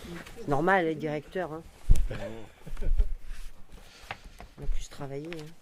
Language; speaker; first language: French; native; French